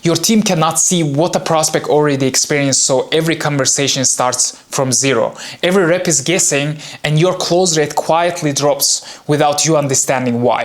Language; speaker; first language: English; non-native, fluent; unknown